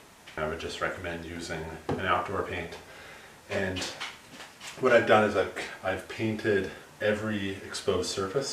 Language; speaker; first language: English; native; English